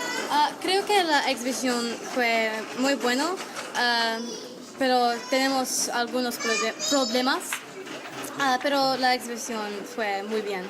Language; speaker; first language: Spanish; non-native, learner; English